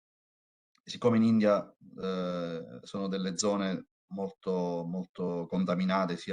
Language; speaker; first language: Italian; native; Italian